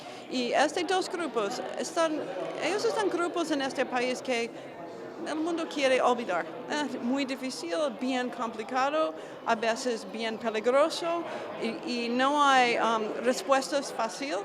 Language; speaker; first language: Spanish; non-native, fluent; English